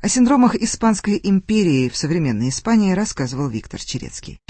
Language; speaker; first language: Russian; native; Russian